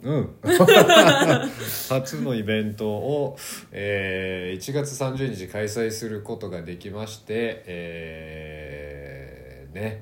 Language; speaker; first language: Japanese; native; Japanese